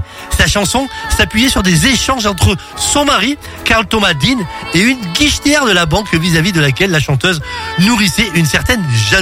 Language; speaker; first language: French; native; French